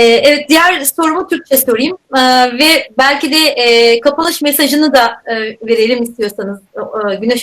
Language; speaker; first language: Turkish; native; Turkish